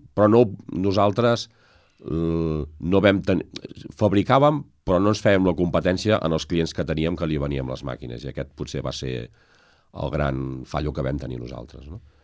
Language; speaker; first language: Catalan; native; Catalan